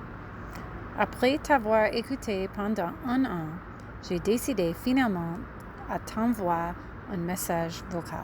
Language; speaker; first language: French; non-native, learner; English